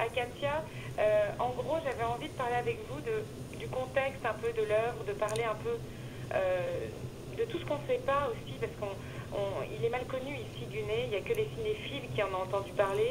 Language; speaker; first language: French; native; French